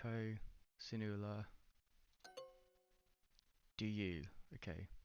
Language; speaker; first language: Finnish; non-native, learner; English